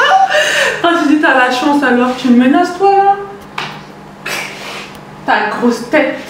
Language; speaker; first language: French; native; French